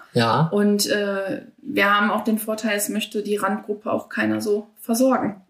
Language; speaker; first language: German; native; German